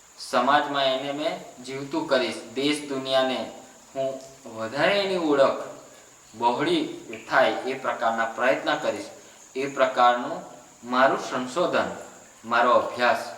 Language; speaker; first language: Gujarati; non-native, local second language; Rathawi